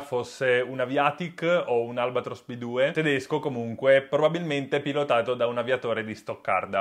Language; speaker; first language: Italian; native; Italian